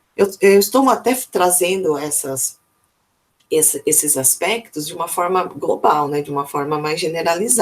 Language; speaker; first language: Portuguese; native; Portuguese